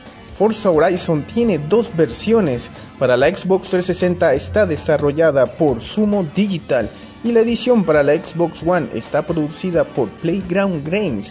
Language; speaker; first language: Spanish; native; Spanish